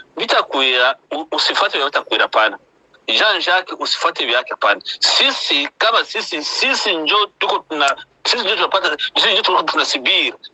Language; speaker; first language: Swahili; non-native, local second language; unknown